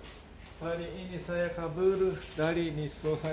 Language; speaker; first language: Indonesian; non-native, learner; Japanese